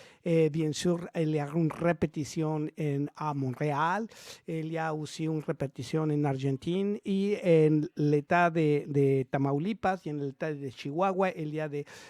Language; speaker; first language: French; non-native, learner; Spanish